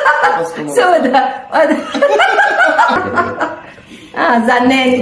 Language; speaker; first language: Japanese; non-native, learner; Filipino